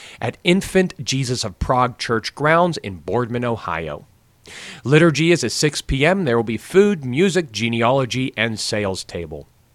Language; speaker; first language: English; native; English